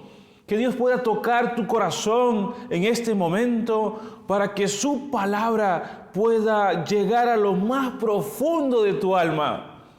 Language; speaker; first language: Spanish; native; Spanish